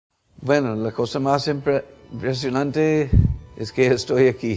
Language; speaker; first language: Spanish; non-native, fluent; English